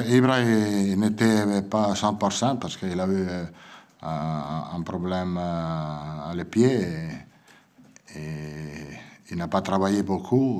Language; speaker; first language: French; non-native, learner; Italian